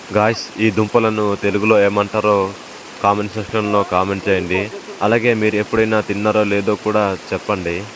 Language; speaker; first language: Telugu; non-native, local second language; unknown